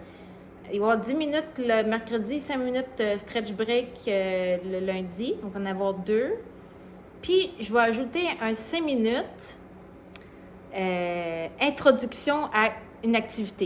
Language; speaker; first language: French; native; French